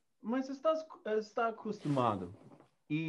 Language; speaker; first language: Portuguese; non-native, learner; English